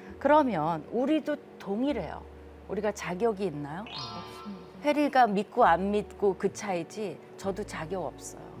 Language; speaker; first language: Korean; native; Korean